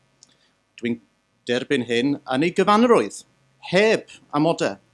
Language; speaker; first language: Welsh; native; Welsh